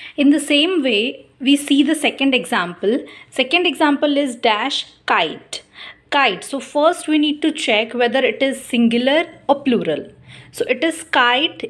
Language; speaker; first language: English; non-native, local second language; Hindi